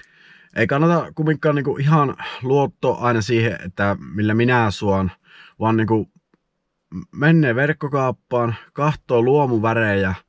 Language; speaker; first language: Finnish; native; Finnish